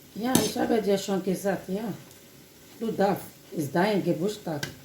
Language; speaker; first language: German; non-native, learner; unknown